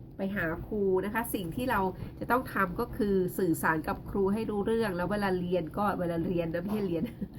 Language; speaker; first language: Thai; native; Thai